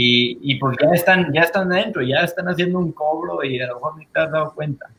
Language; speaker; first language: Spanish; native; Spanish